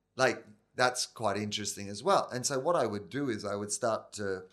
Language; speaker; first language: English; native; English